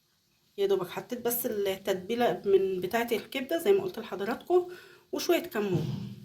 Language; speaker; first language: Arabic; native; Arabic